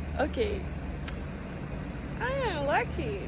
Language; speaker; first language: English; non-native, learner; Russian